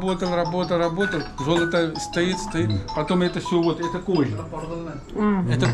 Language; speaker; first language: Russian; non-native, learner; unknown